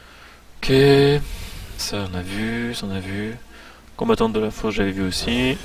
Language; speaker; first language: French; native; French